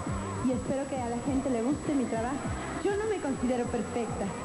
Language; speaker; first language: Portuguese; non-native, learner; Spanish